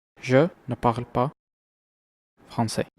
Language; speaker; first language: French; non-native, learner; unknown